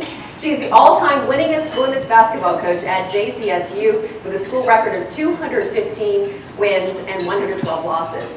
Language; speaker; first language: English; native; English